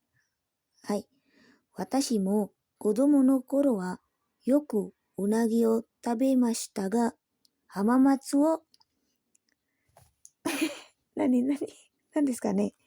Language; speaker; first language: Japanese; non-native, learner; Indonesian